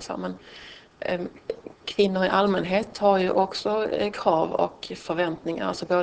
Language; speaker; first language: Swedish; native; Swedish